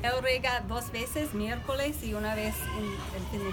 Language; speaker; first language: Spanish; non-native, fluent; English